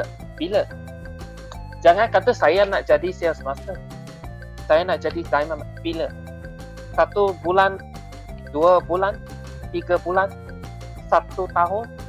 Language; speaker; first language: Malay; non-native, local second language; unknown